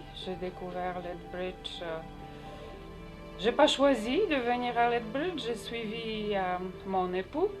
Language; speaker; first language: French; non-native, fluent; Polish